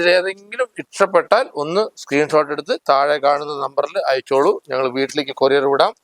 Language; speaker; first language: Malayalam; native; Malayalam